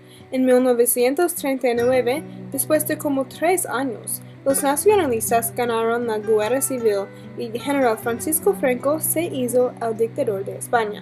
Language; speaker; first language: Spanish; non-native, learner; English